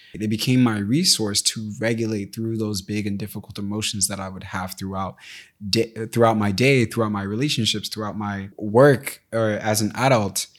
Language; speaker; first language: English; native; English